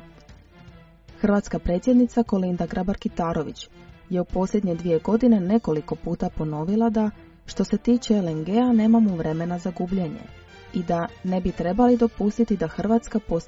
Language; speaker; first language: Croatian; native; Croatian